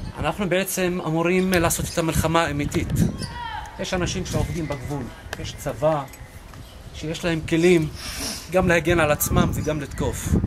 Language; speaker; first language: Hebrew; non-native, local second language; Arabic